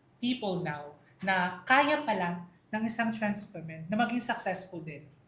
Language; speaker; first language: Filipino; native; Filipino